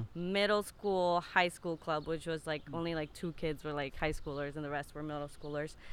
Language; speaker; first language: English; non-native, fluent; Spanish